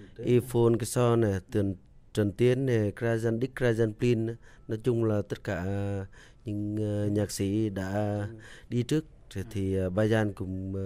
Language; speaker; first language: Vietnamese; non-native, local second language; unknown